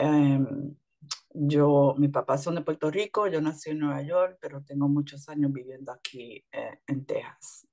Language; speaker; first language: Spanish; early bilingual, heritage; Spanish